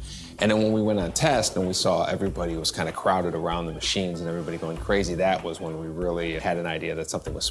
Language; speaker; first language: English; native; English